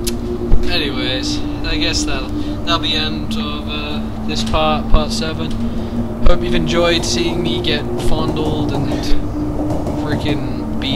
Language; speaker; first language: English; native; English